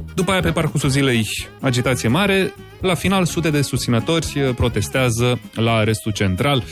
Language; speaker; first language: Romanian; native; Romanian